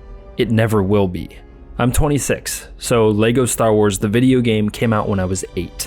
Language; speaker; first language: English; native; English